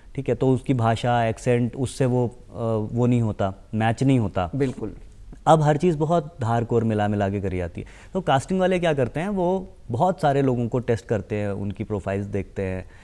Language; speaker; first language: Hindi; native; Hindi